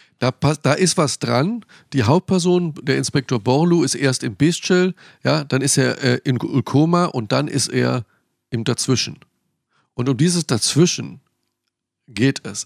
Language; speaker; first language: German; native; German